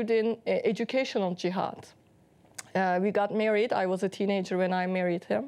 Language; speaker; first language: English; non-native, fluent; Turkish